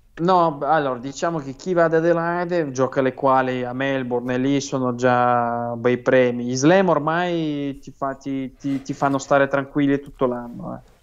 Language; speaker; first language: Italian; non-native, fluent; Russian